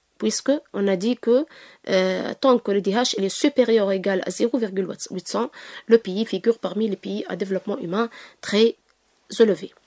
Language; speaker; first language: French; non-native, local second language; Arabic